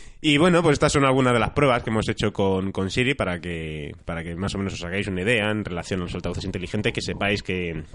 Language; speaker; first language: Spanish; native; Spanish